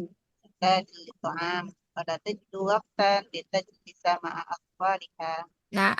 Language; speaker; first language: Arabic; non-native, learner; Indonesian